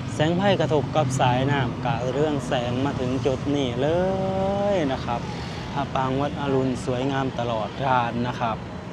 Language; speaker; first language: Thai; non-native, local second language; Lao